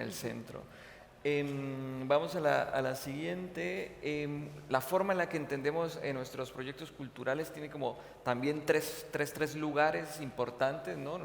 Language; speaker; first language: Spanish; native; Spanish